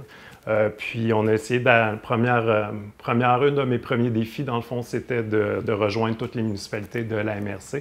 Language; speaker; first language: French; native; French